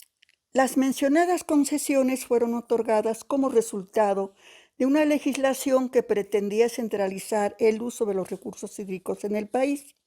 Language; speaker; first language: Spanish; native; Spanish